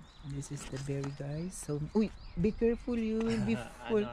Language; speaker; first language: English; non-native, learner; Filipino